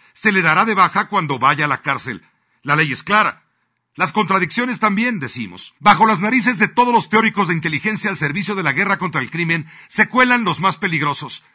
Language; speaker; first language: Spanish; native; Spanish